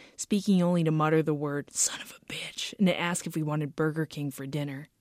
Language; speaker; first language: English; native; English